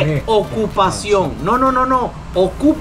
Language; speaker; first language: Spanish; native; Spanish